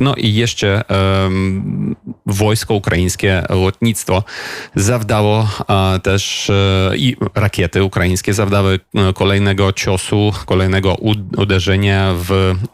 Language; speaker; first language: Polish; non-native, fluent; Ukrainian